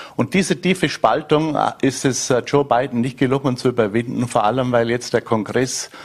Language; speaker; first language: German; native; German